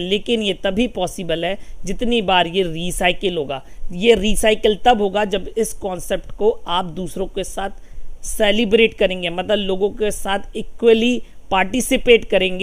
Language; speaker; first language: Hindi; native; Hindi